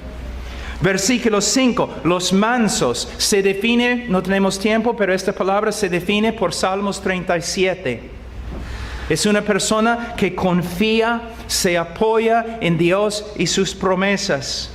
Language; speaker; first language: Spanish; non-native, fluent; English